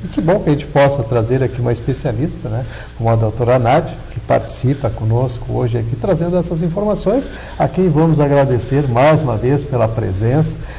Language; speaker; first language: Portuguese; native; Portuguese